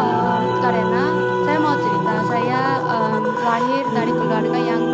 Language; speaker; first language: Indonesian; non-native, learner; Korean